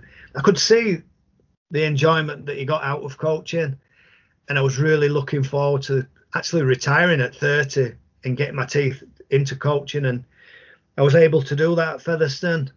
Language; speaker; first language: English; native; English